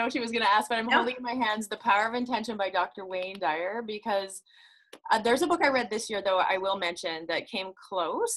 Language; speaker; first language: English; native; English